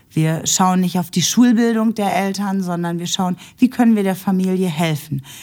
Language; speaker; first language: German; native; German